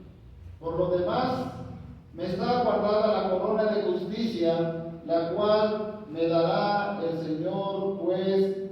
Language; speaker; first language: Spanish; native; Spanish